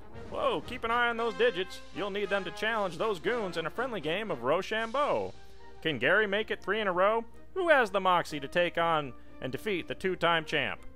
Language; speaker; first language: English; native; English